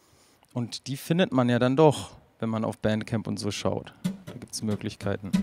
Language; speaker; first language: German; native; German